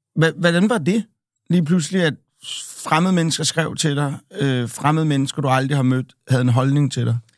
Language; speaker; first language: Danish; native; Danish